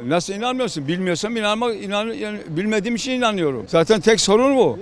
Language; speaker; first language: Turkish; non-native, local second language; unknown